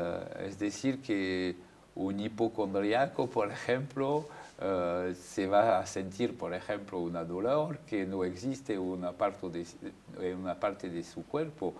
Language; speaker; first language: Spanish; non-native, fluent; French